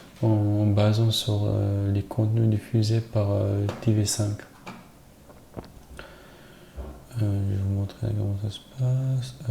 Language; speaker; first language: French; non-native, learner; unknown